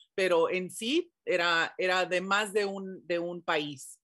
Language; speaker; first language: Spanish; early bilingual, heritage; Spanish